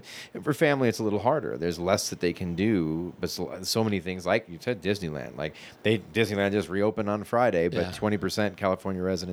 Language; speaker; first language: English; native; English